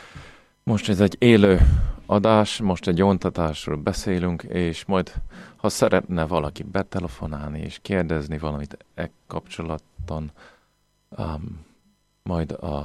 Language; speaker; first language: Hungarian; non-native, fluent; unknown